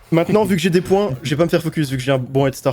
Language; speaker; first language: French; native; French